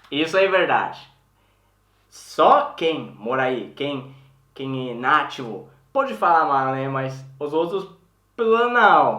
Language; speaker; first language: Portuguese; non-native, learner; Swedish